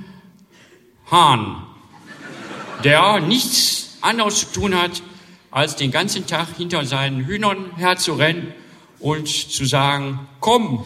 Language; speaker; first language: German; native; German